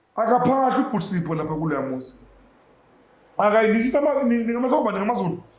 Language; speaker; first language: Zulu; native; Zulu